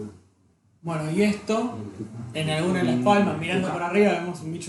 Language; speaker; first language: Spanish; native; Spanish